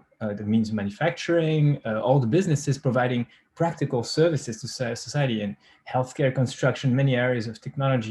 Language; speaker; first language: English; non-native, fluent; French